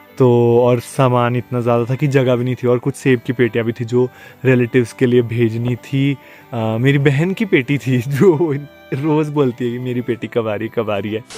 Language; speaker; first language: Hindi; native; Hindi